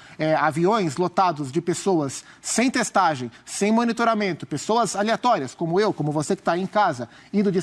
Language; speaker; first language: Portuguese; native; Portuguese